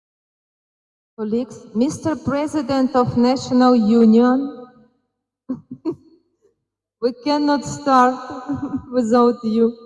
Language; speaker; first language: English; non-native, fluent; Ukrainian